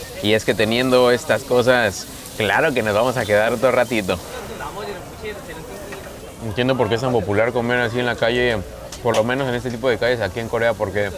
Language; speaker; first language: Spanish; native; Spanish